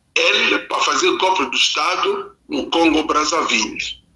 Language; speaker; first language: Portuguese; non-native, learner; Lingala